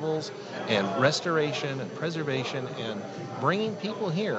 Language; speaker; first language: English; native; English